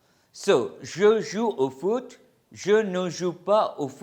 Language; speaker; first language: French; non-native, fluent; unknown